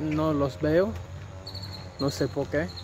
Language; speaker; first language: Spanish; non-native, learner; English